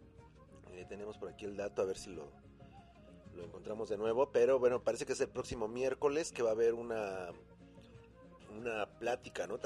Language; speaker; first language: Spanish; native; Spanish